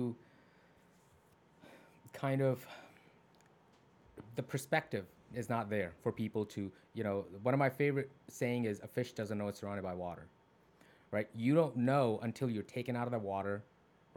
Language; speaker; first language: English; non-native, local second language; Punjabi